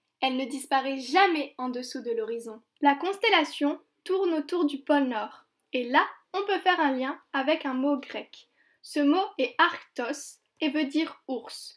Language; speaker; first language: French; native; French